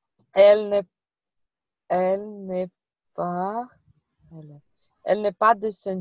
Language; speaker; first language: French; non-native, learner; Portuguese